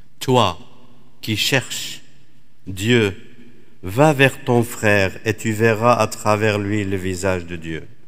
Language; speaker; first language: French; non-native, fluent; Assyrian Neo-Aramaic